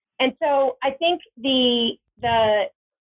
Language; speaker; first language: English; native; English